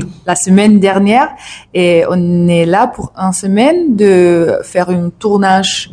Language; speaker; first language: French; non-native, learner; English